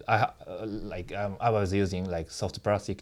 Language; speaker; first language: English; non-native, learner; Japanese